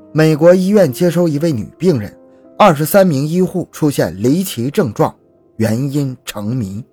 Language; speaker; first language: Chinese; native; Chinese